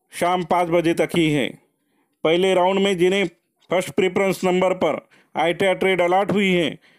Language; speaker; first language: Hindi; non-native, local second language; Marathi